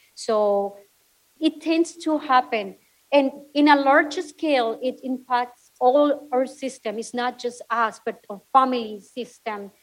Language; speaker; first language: English; non-native, fluent; Spanish